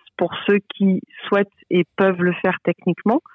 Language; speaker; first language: French; native; French